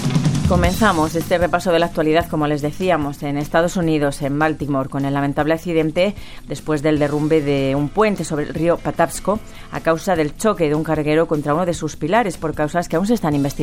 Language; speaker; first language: Spanish; native; Spanish